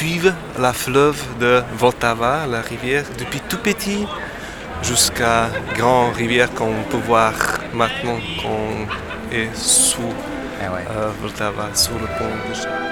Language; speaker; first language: French; non-native, fluent; Slovak